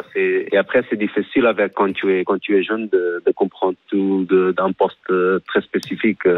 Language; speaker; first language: French; non-native, fluent; Portuguese